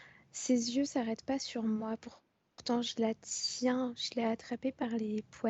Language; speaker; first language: French; native; French